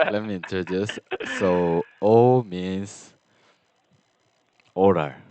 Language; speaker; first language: English; non-native, learner; Korean